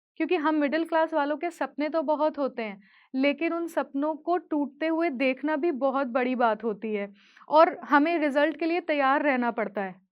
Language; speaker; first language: Hindi; native; Hindi